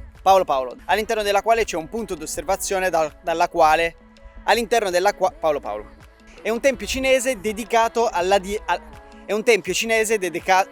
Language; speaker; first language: Italian; native; Italian